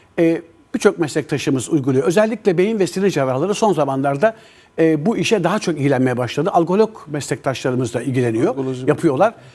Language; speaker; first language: Turkish; native; Turkish